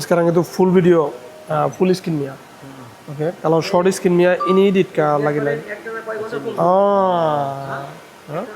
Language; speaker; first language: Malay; non-native, learner; Bangla